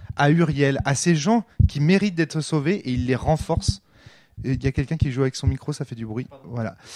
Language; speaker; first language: French; native; French